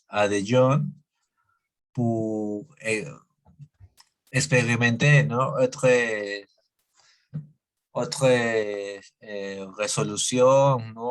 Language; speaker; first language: French; non-native, learner; Spanish